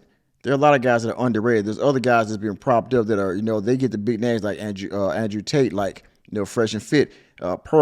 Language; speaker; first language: English; native; English